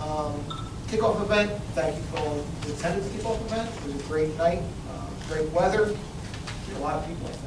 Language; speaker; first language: English; native; English